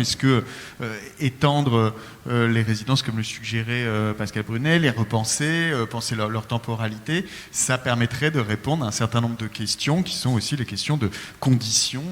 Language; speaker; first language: French; native; French